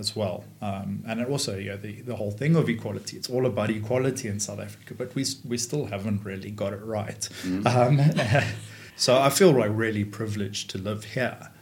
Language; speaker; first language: English; native; English